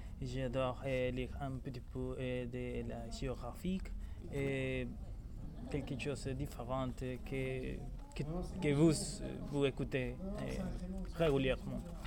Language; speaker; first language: French; non-native, learner; Spanish